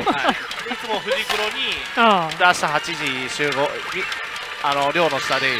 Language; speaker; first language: Japanese; native; Japanese